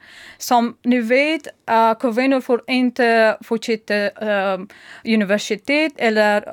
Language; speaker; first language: Swedish; non-native, learner; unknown